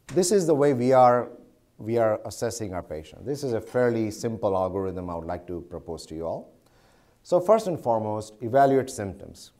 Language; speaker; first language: English; non-native, local second language; Gujarati